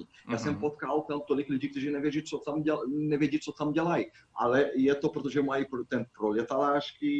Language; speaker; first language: Czech; non-native, fluent; Portuguese